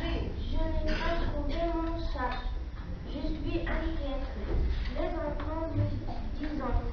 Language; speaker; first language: French; non-native, learner; Arabic